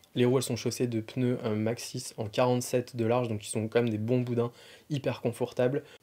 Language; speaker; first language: French; native; French